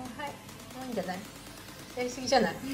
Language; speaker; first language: Japanese; native; Japanese